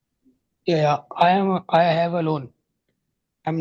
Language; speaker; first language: English; non-native, learner; Hindi